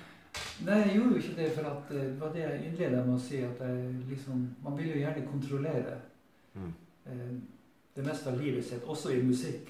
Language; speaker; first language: Norwegian; native; Norwegian